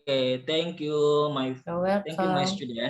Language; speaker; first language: English; non-native, learner; Indonesian